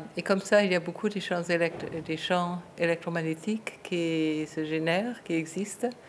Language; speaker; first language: French; non-native, fluent; German